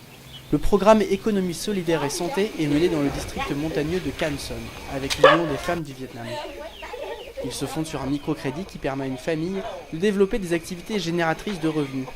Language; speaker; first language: French; native; French